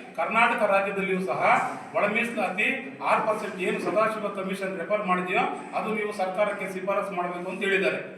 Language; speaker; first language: Kannada; native; Kannada